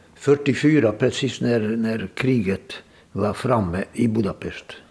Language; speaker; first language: Swedish; non-native, fluent; Hungarian